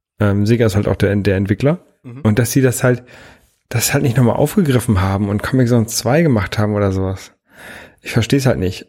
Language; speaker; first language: German; native; German